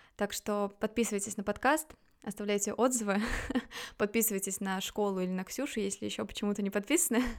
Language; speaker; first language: Russian; native; Russian